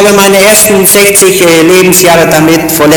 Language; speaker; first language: German; native; German